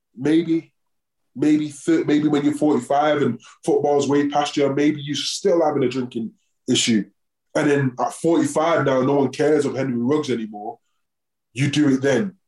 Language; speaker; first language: English; native; English